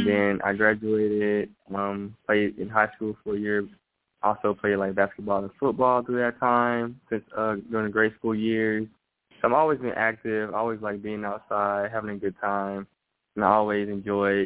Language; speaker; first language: English; native; English